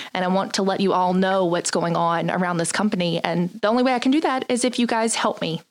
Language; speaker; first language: English; native; English